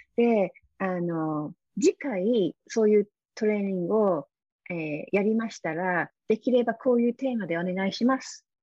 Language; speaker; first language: Japanese; non-native, fluent; English